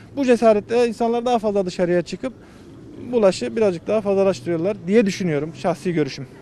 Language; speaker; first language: Turkish; early bilingual, heritage; Turkish